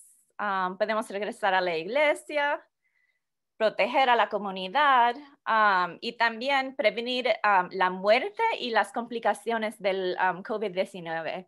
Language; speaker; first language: Spanish; non-native, fluent; English